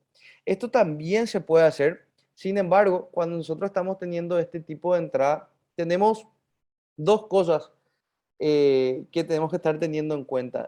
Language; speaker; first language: Spanish; native; Spanish